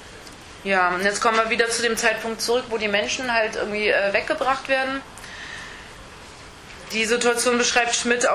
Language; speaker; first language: German; native; German